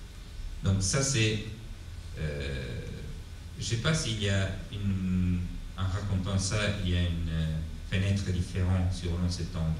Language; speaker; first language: French; non-native, fluent; Italian